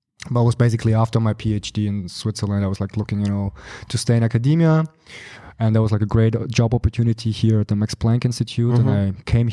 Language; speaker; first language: English; non-native, fluent; German